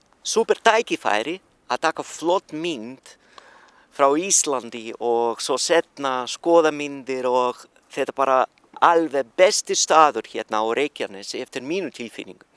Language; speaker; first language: Icelandic; non-native, learner; Russian